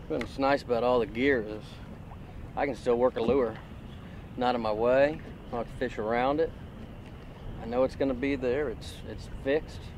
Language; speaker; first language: English; native; English